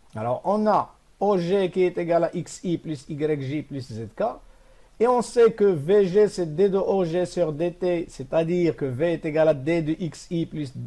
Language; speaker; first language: French; non-native, local second language; Arabic